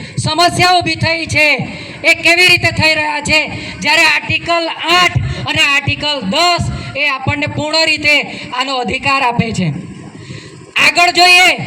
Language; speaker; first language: Gujarati; non-native, local second language; Bhili